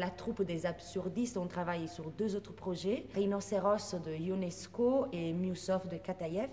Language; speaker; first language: French; non-native, fluent; Italian